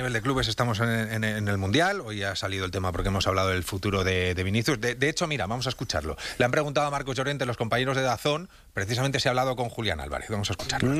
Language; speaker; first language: Spanish; native; Spanish